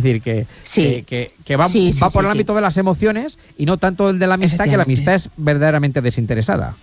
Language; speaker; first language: Spanish; native; Spanish